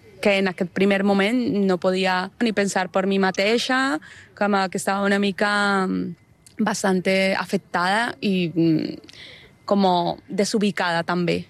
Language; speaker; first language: Catalan; non-native, learner; Spanish